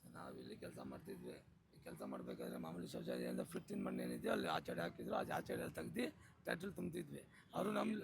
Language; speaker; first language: Kannada; non-native, local second language; Lambadi